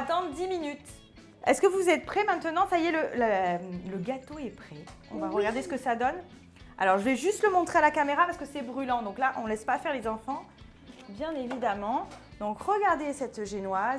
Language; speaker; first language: French; native; French